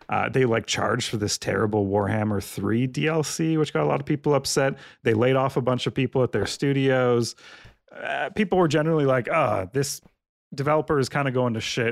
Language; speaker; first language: English; native; English